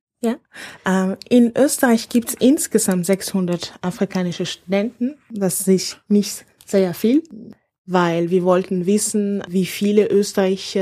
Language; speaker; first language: German; non-native, fluent; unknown